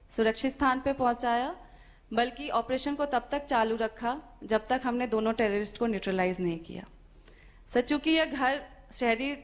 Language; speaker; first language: Hindi; native; Hindi